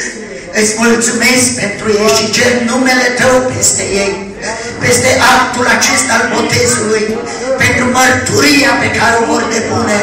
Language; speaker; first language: Romanian; native; Romanian